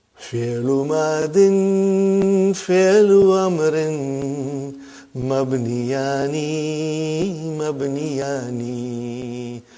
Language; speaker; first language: Arabic; non-native, fluent; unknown